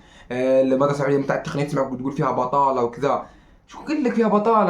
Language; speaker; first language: Arabic; native; Arabic